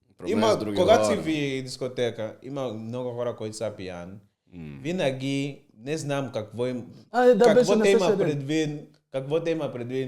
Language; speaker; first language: Bulgarian; non-native, learner; Portuguese